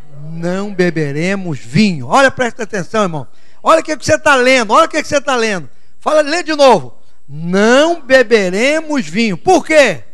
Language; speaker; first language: Portuguese; native; Portuguese